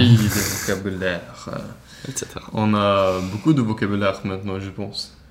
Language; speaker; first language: French; non-native, learner; Swedish